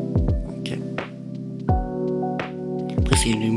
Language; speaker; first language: French; native; French